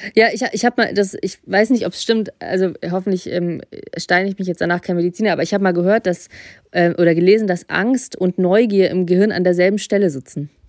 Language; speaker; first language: German; early bilingual, other home language; Russian